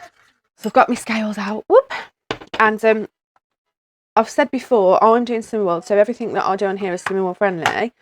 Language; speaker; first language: English; native; English